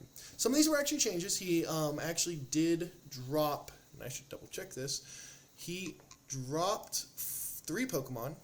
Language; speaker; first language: English; native; English